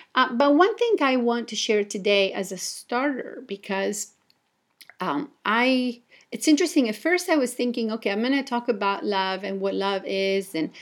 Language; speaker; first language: English; non-native, fluent; Italian